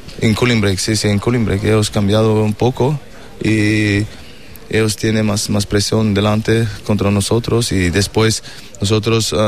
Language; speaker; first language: Spanish; non-native, learner; German